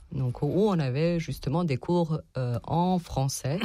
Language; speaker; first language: French; non-native, fluent; Serbian